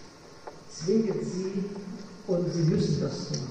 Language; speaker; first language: German; non-native, fluent; Polish